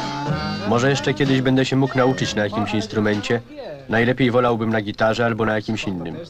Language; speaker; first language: Polish; native; Polish